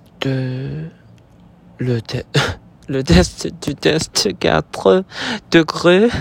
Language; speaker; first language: French; non-native, learner; Chinese